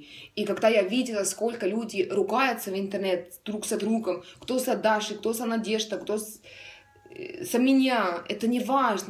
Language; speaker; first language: Russian; non-native, learner; Estonian